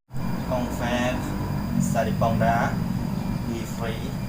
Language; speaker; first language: French; non-native, learner; Lao